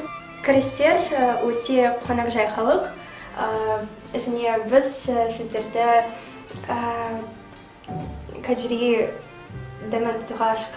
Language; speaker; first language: Kazakh; non-native, local second language; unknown